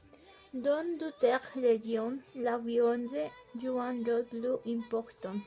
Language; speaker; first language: French; non-native, learner; Spanish